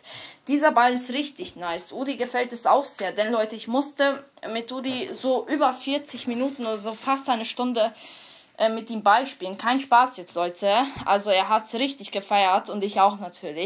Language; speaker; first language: German; early bilingual, other home language; Hungarian